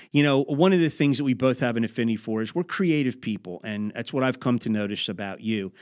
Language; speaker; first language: English; native; English